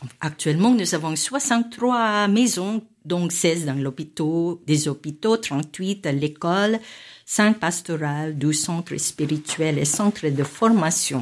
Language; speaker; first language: French; non-native, fluent; Filipino